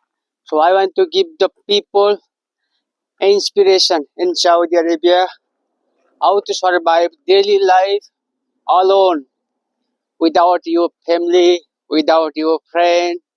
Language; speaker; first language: English; non-native, learner; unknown